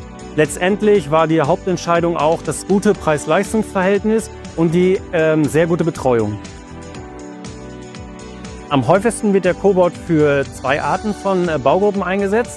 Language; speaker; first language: German; native; German